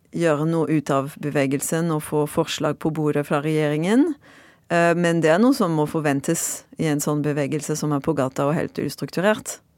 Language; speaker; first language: Norwegian; non-native, fluent; French